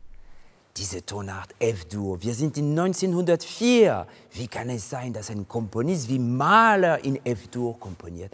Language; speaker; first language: German; non-native, fluent; French